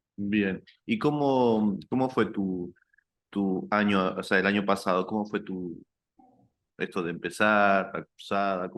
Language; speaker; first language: Spanish; native; Spanish